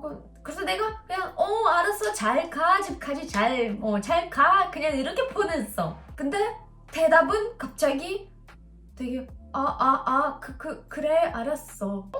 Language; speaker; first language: Korean; non-native, learner; Russian